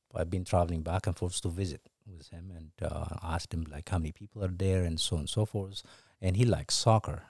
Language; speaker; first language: English; non-native, fluent; Tigrinya